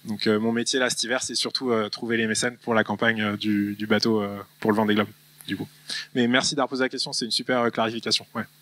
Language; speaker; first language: French; native; French